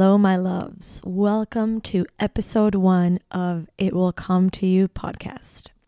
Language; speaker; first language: English; non-native, fluent; Spanish